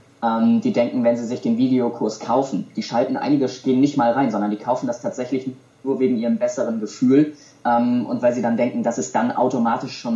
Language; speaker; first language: German; native; German